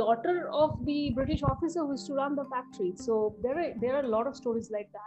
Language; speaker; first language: English; non-native, local second language; Bangla